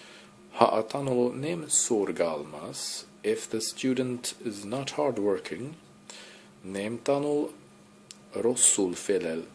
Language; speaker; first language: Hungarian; non-native, learner; English